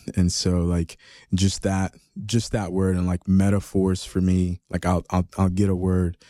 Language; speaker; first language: English; early bilingual, other home language; Greek